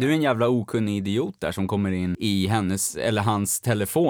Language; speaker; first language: Swedish; native; Swedish